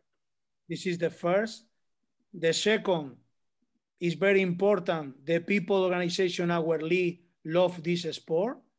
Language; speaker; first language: English; non-native, learner; Spanish